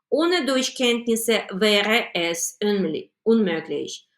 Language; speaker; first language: German; non-native, fluent; Ukrainian